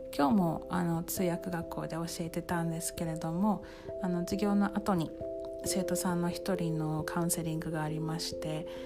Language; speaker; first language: Japanese; native; Japanese